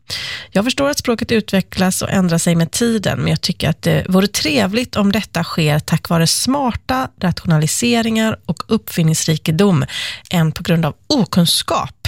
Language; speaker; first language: Swedish; native; Swedish